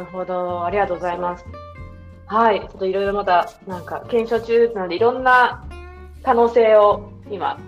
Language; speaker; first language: Japanese; native; Japanese